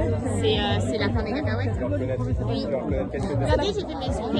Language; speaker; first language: French; native; French